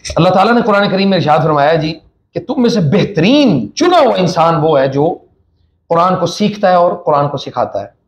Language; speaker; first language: Urdu; native; Urdu